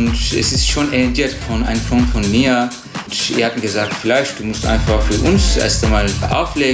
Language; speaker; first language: German; non-native, learner; Turkish